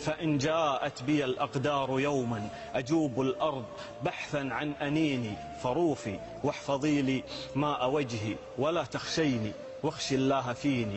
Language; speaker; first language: Arabic; native; Arabic